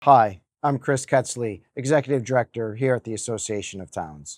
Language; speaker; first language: English; native; English